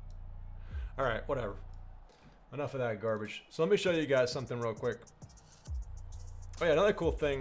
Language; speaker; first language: English; native; English